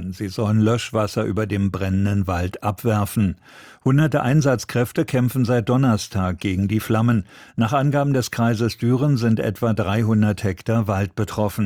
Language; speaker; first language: German; native; German